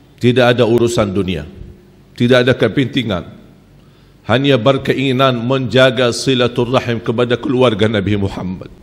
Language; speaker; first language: Malay; non-native, fluent; Arabic